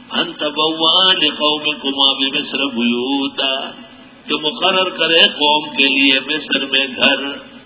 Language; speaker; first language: Urdu; non-native, local second language; Pashto